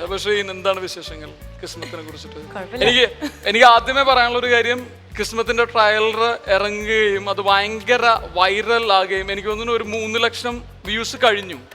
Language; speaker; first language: Malayalam; native; Malayalam